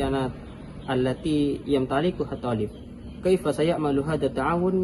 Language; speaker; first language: Arabic; non-native, learner; Indonesian